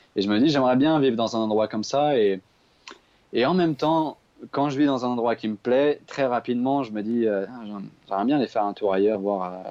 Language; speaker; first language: French; native; French